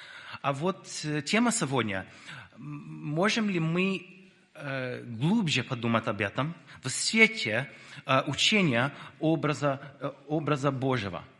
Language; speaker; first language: Russian; non-native, fluent; English